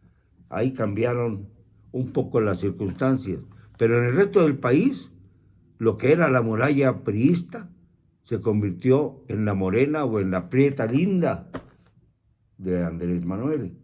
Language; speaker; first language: Spanish; native; Spanish